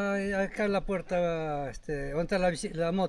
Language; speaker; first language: Spanish; native; Spanish